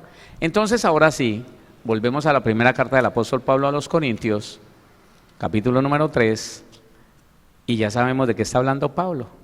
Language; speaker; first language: Spanish; native; Spanish